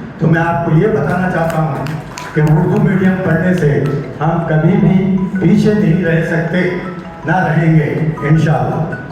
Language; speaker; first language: Urdu; native; Urdu